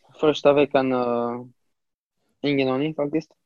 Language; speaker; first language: Swedish; non-native, fluent; Romanian